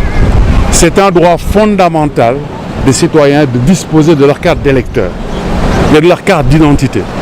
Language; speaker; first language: French; non-native, local second language; Wolof